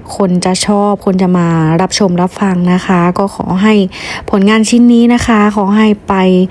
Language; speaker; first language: Thai; non-native, fluent; Lao